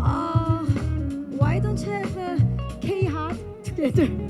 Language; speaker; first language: English; non-native, learner; Korean